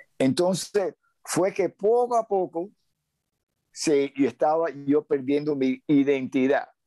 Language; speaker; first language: Spanish; native; Spanish